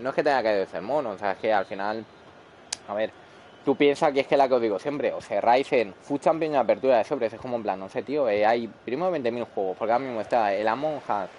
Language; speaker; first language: Spanish; native; Spanish